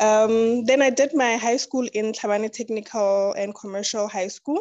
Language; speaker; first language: English; non-native, local second language; Tswana